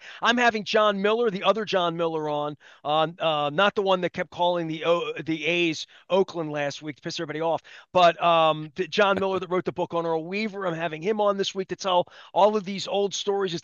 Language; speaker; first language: English; native; English